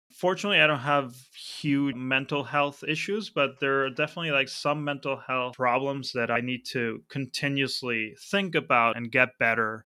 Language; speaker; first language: English; non-native, fluent; Spanish